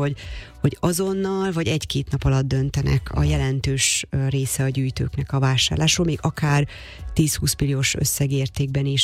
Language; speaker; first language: Hungarian; native; Hungarian